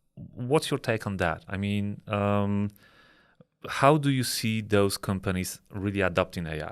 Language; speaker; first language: English; non-native, fluent; Polish